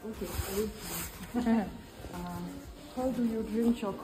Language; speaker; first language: English; non-native, learner; French